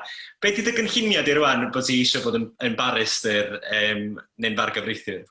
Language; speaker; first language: Welsh; native; Welsh